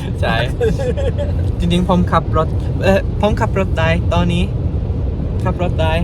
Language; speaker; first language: Thai; early bilingual, heritage; Thai